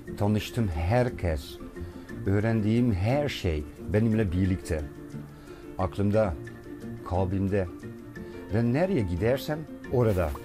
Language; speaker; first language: Turkish; non-native, fluent; Dutch